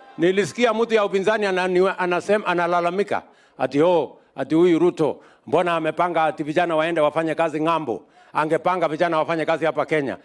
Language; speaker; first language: Swahili; non-native, local second language; Kalenjin